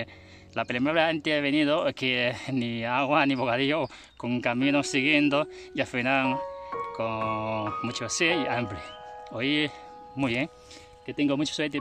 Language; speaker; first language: Spanish; non-native, learner; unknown